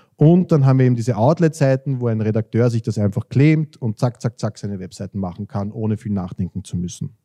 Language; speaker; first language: German; native; German